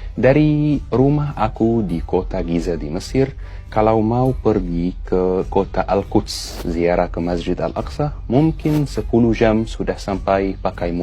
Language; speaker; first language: Indonesian; non-native, fluent; Arabic